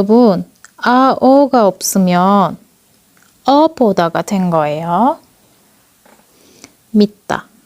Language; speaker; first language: Korean; non-native, fluent; Turkish